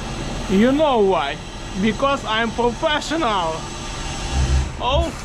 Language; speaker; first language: English; non-native, learner; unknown